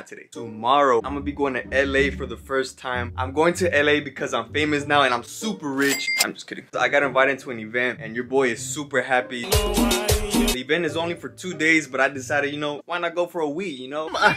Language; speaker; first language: English; early bilingual, other home language; Spanish